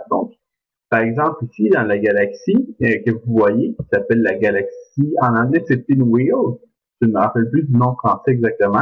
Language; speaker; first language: French; native; French